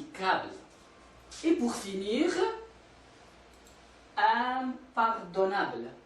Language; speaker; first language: French; non-native, local second language; Arabic